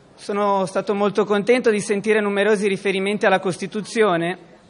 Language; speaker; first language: Italian; native; Italian